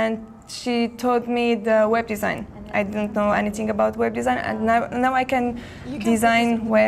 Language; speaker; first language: English; non-native, learner; Armenian